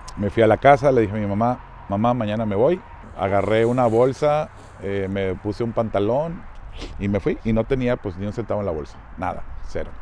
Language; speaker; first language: Spanish; native; Spanish